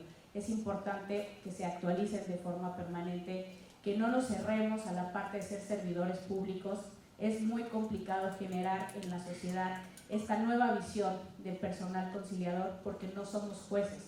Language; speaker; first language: Spanish; native; Spanish